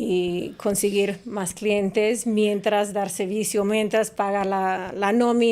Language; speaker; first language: Spanish; non-native, fluent; English